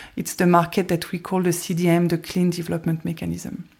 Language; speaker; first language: English; non-native, fluent; French